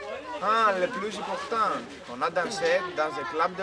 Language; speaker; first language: French; non-native, learner; Greek